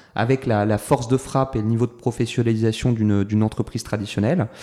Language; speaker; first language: French; native; French